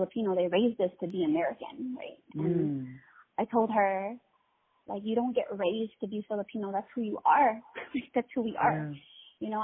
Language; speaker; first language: English; native; English